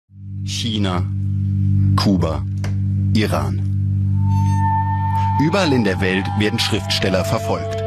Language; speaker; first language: German; native; German